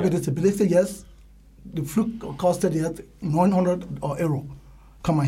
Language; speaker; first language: German; non-native, learner; English